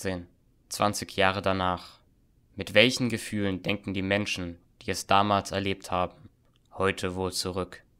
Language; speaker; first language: German; native; German